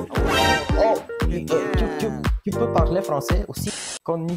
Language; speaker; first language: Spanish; non-native, fluent; Bulgarian